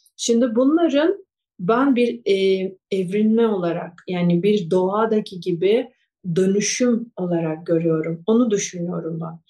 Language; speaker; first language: Turkish; non-native, fluent; Russian